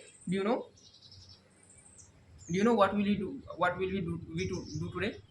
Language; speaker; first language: English; non-native, learner; Hindi